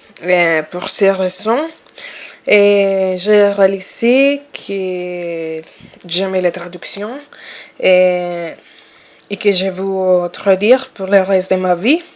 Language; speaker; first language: French; non-native, fluent; Spanish